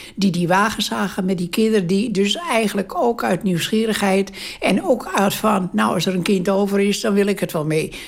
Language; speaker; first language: Dutch; native; Dutch